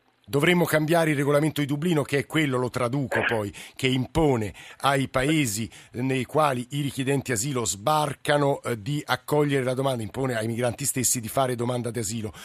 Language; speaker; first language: Italian; native; Italian